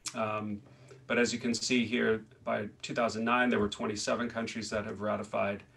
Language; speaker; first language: English; native; English